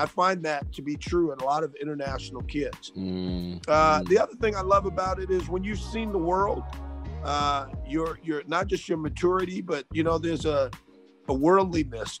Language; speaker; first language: English; native; English